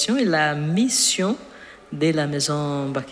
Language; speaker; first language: French; non-native, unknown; Portuguese